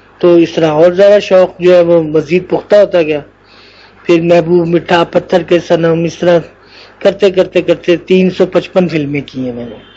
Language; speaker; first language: Urdu; non-native, local second language; Punjabi